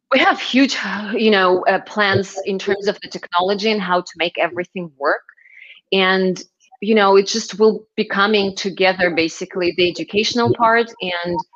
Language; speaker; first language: English; non-native, fluent; Russian